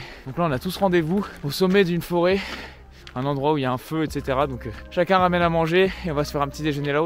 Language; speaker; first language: French; native; French